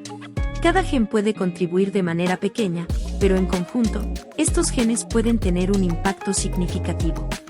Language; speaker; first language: Spanish; native; Spanish